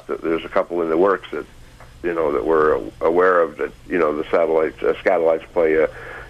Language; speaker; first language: English; native; English